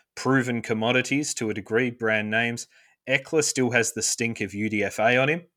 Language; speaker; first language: English; native; English